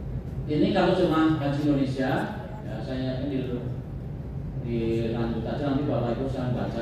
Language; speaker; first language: Indonesian; native; Indonesian